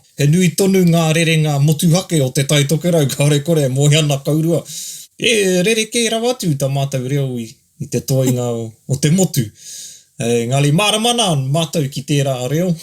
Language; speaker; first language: Māori; native; Māori